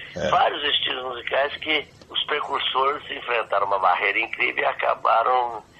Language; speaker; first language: Portuguese; native; Portuguese